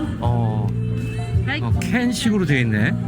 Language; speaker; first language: Korean; native; Korean